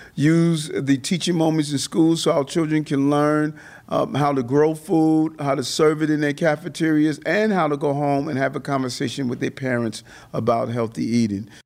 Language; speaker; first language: English; native; English